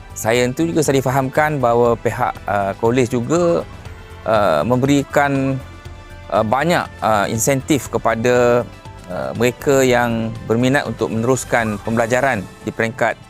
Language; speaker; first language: Malay; native; Malay